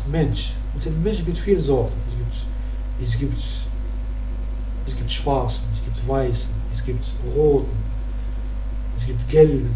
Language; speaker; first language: German; non-native, learner; Arabic